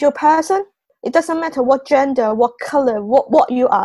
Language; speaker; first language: English; non-native, local second language; Cantonese